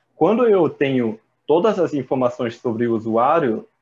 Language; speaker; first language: Portuguese; non-native, fluent; German